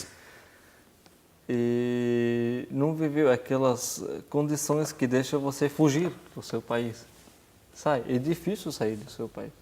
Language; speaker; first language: Portuguese; non-native, fluent; Arabic